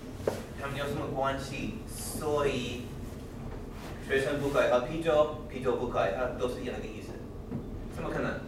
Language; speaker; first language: Chinese; non-native, learner; English